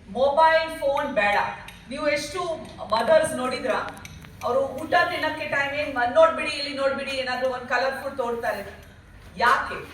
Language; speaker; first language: Kannada; non-native, learner; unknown